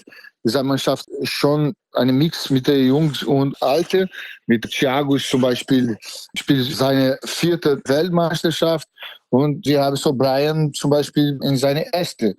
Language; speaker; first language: German; non-native, fluent; Portuguese